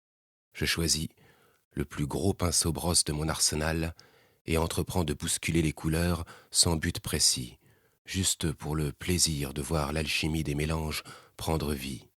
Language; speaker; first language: French; native; French